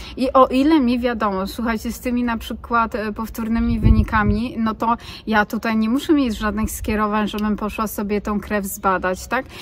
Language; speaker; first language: Polish; native; Polish